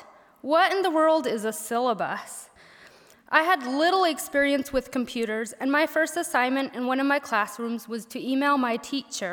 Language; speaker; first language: English; early bilingual, other home language; Pennsylvania German